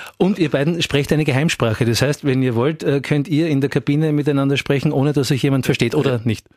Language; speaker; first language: German; native; German